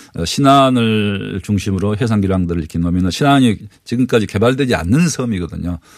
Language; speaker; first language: Korean; native; Korean